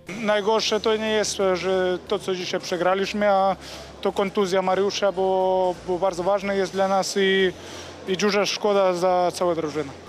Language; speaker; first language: Polish; non-native, learner; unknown